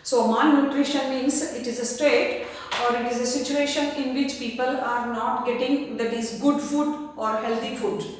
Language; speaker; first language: English; non-native, local second language; Kannada